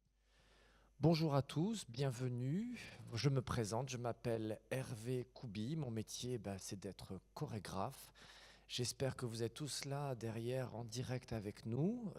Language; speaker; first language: French; native; French